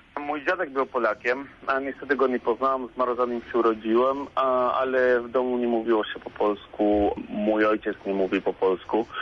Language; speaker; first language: Polish; non-native, fluent; Spanish